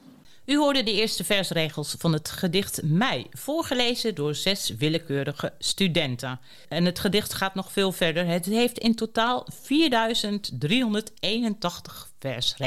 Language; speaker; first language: Dutch; native; Dutch